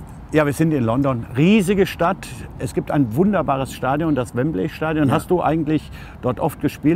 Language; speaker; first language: German; native; German